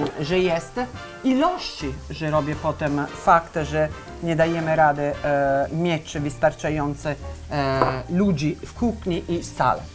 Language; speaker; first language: Polish; non-native, learner; Italian